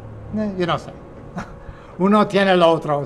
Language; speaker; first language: Spanish; non-native, fluent; English